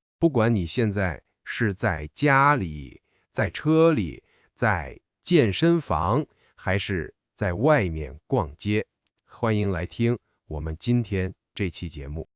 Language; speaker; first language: Chinese; non-native, fluent; English